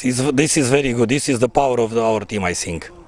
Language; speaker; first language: English; non-native, learner; Romanian